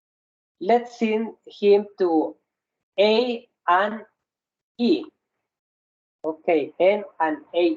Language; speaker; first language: English; non-native, learner; Spanish